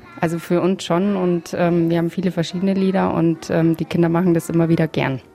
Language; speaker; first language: German; native; German